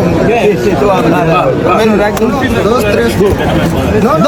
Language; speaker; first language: Spanish; non-native, learner; Punjabi